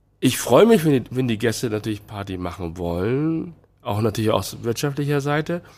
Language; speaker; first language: German; early bilingual, other home language; Chinese